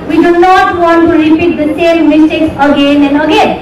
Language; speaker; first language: English; non-native, local second language; Nepali